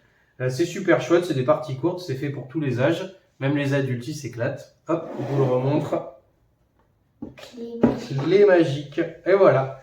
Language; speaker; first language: French; native; French